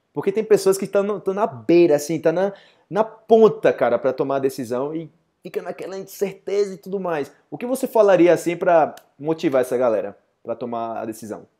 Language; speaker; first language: Portuguese; native; Portuguese